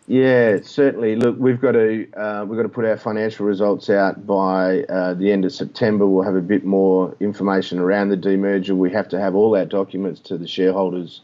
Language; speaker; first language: English; native; English